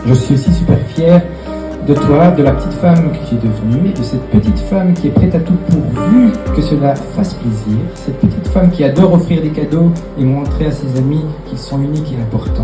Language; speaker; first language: French; native; French